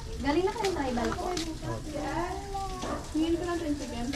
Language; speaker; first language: Filipino; native; Filipino